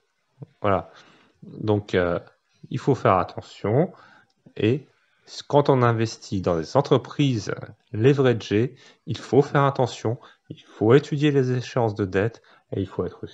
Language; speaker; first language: French; native; French